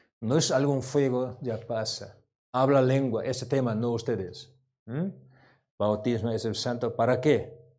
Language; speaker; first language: Spanish; non-native, learner; Korean